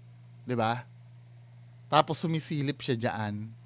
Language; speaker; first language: Filipino; native; Filipino